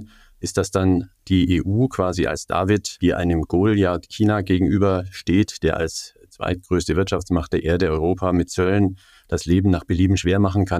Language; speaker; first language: German; native; German